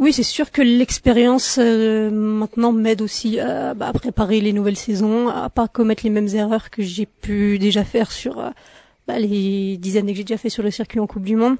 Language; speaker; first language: French; native; French